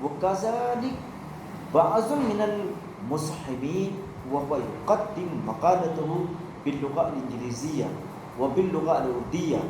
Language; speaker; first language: Arabic; non-native, fluent; Urdu